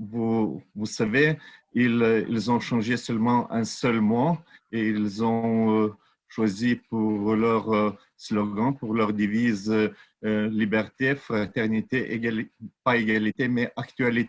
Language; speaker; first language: French; non-native, fluent; Lithuanian